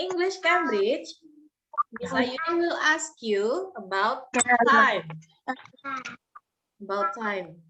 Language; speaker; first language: English; non-native, learner; Indonesian